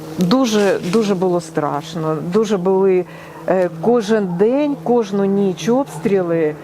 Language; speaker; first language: Ukrainian; non-native, local second language; Russian